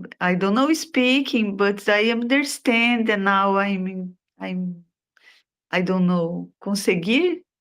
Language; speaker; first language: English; non-native, learner; Portuguese